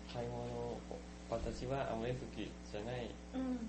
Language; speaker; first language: Japanese; non-native, learner; Thai